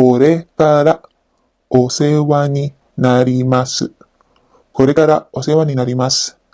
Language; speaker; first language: Japanese; non-native, learner; Filipino